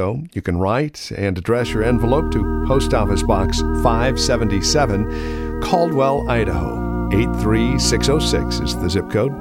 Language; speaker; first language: English; native; English